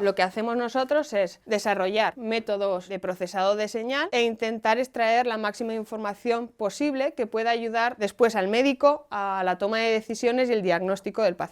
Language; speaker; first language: Spanish; native; Spanish